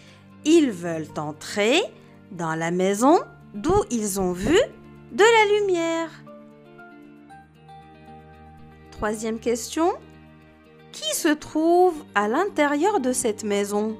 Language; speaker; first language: French; non-native, local second language; Arabic